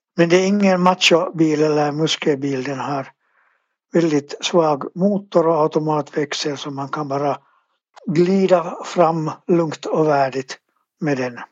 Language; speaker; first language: Swedish; native; Swedish